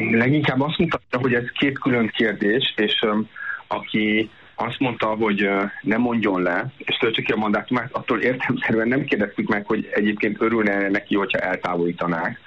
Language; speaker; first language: Hungarian; native; Hungarian